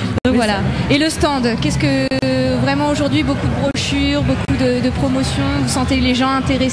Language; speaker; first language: French; native; French